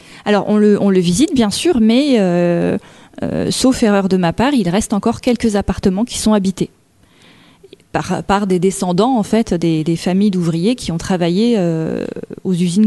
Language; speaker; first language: French; native; French